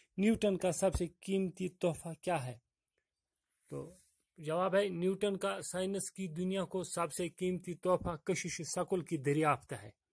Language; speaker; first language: Urdu; non-native, local second language; Kashmiri